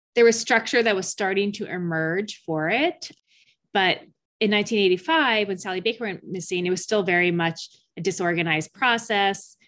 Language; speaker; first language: English; native; English